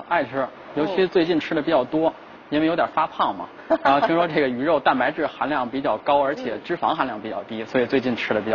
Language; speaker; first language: Chinese; native; Chinese